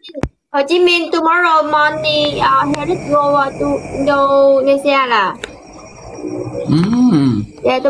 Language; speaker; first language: English; non-native, learner; Vietnamese